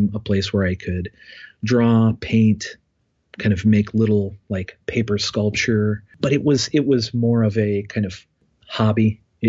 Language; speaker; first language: English; native; English